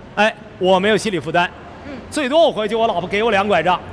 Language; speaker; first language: Chinese; native; Chinese